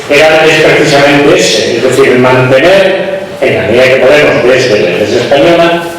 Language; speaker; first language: Spanish; native; Spanish